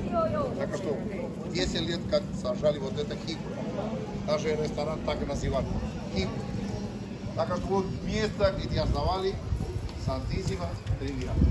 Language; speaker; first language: Russian; non-native, fluent; Spanish